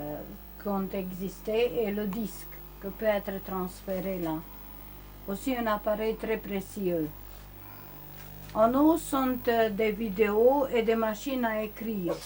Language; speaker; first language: French; non-native, learner; Romanian